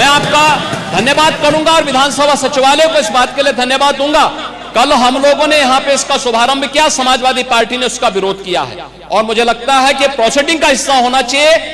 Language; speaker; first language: Hindi; native; Hindi